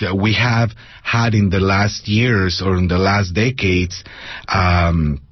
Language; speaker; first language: English; non-native, fluent; Spanish